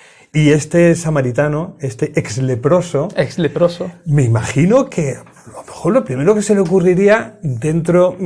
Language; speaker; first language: Spanish; native; Spanish